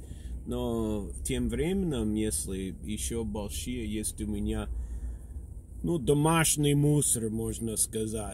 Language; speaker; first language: Russian; non-native, fluent; English